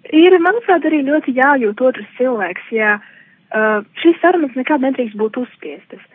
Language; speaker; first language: Latvian; native; Latvian